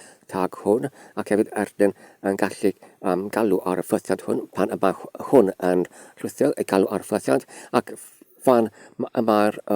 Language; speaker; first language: Welsh; non-native, learner; English